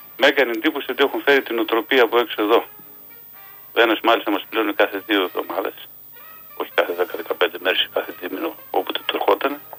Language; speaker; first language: Greek; native; Greek